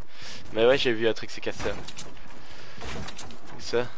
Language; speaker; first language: French; native; French